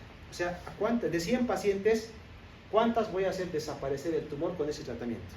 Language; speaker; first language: Spanish; native; Spanish